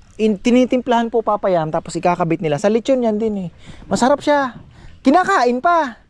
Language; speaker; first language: Filipino; native; Filipino